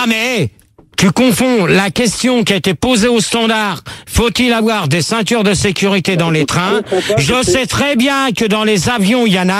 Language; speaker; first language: French; native; French